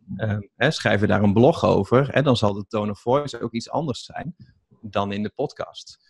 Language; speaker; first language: Dutch; native; Dutch